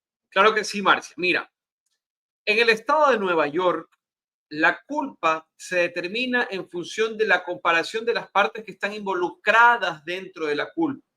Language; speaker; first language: Spanish; native; Spanish